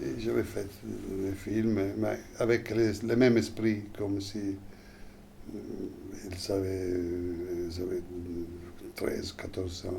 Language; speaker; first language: French; non-native, fluent; Italian